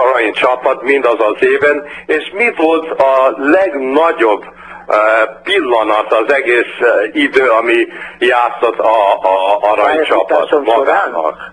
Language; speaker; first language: Hungarian; early bilingual, heritage; Portuguese